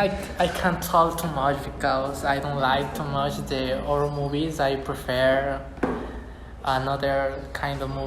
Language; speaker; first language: English; non-native, learner; Spanish